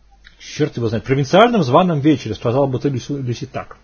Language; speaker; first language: Russian; native; Russian